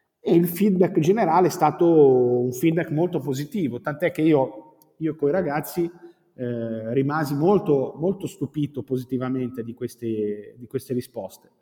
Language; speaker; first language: Italian; native; Italian